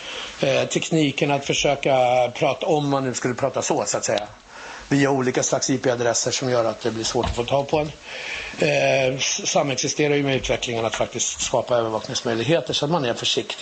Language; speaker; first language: Swedish; native; Swedish